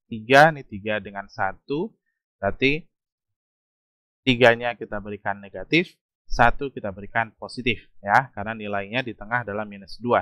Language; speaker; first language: Indonesian; native; Indonesian